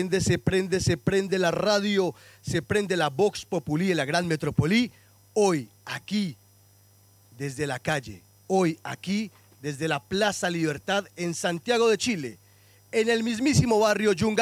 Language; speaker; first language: Spanish; native; Spanish